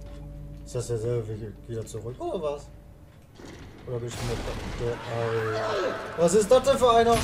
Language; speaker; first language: German; native; German